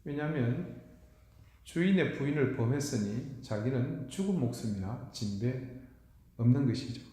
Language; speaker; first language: Korean; native; Korean